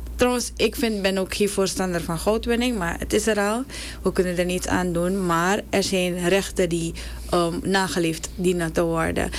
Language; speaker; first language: Dutch; native; Dutch